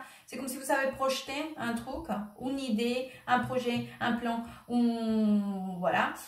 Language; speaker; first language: French; non-native, fluent; Spanish